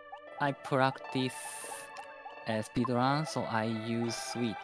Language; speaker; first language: English; non-native, learner; Japanese